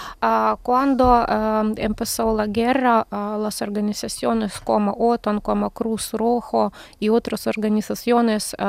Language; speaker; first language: Spanish; non-native, learner; Ukrainian